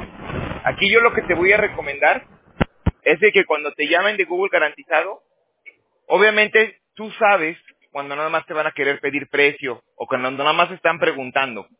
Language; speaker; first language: Spanish; native; Spanish